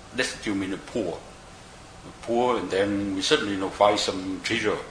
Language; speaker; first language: English; non-native, fluent; Vietnamese